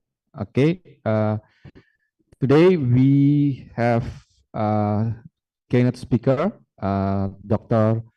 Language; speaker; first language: English; non-native, fluent; Indonesian